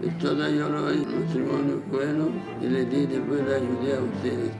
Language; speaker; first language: Spanish; non-native, learner; Arabic